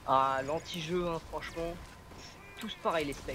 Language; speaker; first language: French; native; French